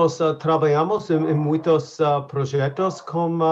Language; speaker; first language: Portuguese; non-native, learner; English